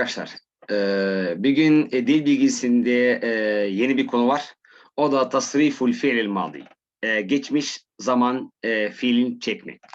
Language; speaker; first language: Turkish; non-native, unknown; Arabic